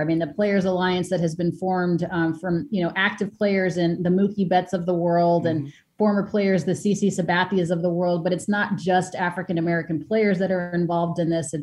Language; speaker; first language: English; early bilingual, other home language; Spanish